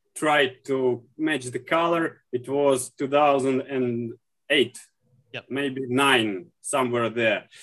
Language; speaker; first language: English; non-native, learner; Russian